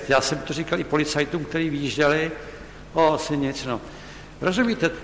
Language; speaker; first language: Czech; native; Czech